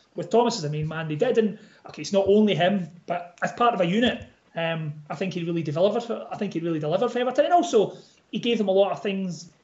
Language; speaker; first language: English; native; English